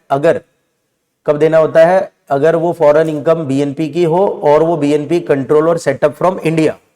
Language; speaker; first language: Hindi; native; Hindi